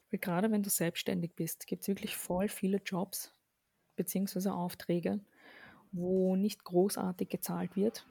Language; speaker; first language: German; early bilingual, other home language; Arabic